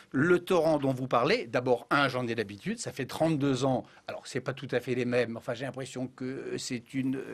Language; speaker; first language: French; native; French